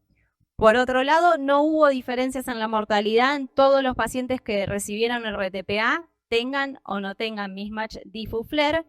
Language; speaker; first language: Spanish; native; Spanish